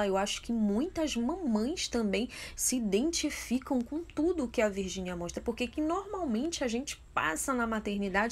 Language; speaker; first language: Portuguese; native; Portuguese